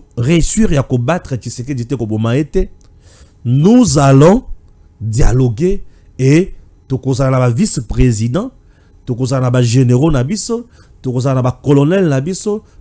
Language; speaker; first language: French; non-native, local second language; Luba-Lulua